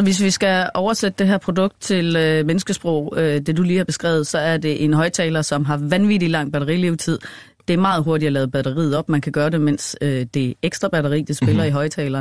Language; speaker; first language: Danish; native; Danish